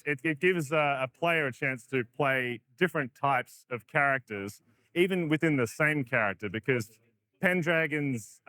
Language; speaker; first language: English; native; English